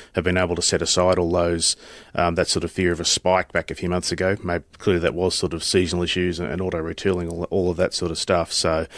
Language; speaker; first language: English; native; English